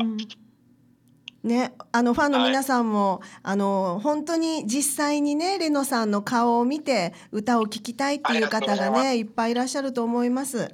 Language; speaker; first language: Japanese; native; Japanese